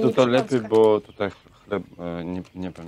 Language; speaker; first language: Polish; non-native, learner; Russian